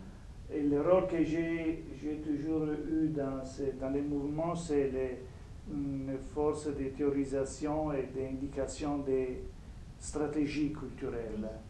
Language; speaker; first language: French; non-native, fluent; Italian